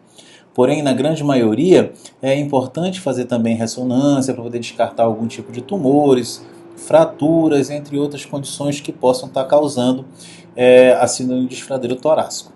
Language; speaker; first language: Portuguese; native; Portuguese